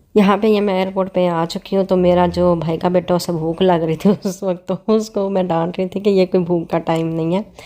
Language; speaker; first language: Urdu; non-native, local second language; Punjabi